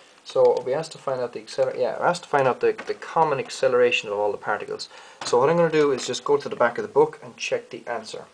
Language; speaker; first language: English; native; English